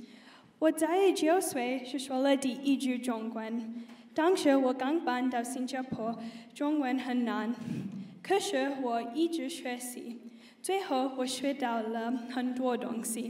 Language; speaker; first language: Chinese; non-native, learner; English